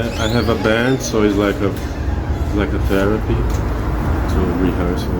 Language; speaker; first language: English; non-native, fluent; Portuguese